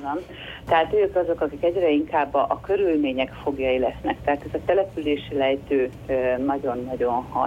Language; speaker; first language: Hungarian; native; Hungarian